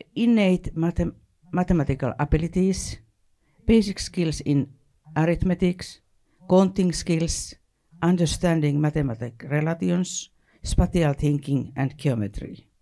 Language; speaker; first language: English; non-native, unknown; Finnish